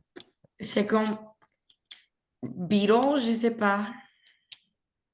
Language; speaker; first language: French; non-native, learner; Spanish